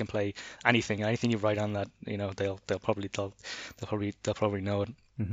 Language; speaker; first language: English; native; English